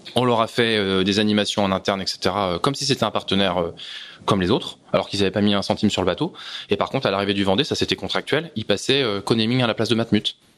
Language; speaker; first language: French; native; French